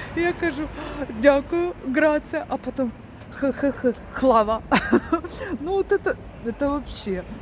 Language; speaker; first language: Ukrainian; native; Ukrainian